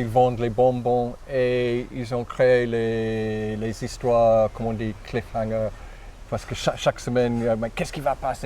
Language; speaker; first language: French; non-native, fluent; English